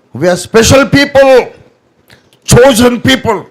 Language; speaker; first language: English; non-native, local second language; Telugu